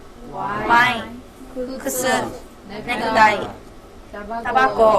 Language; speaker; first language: Japanese; non-native, fluent; Burmese